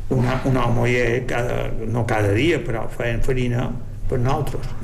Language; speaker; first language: Catalan; native; Catalan